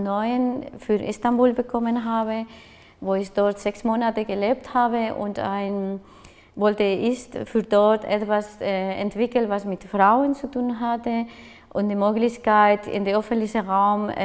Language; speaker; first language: German; non-native, fluent; Spanish